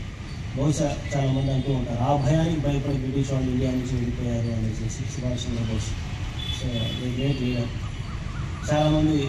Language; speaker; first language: Telugu; native; Telugu